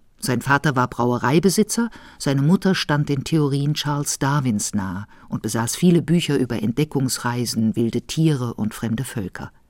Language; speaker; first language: German; native; German